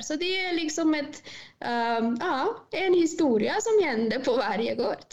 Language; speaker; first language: Swedish; non-native, fluent; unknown